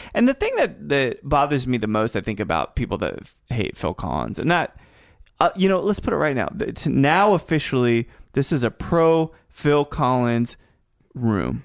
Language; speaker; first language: English; native; English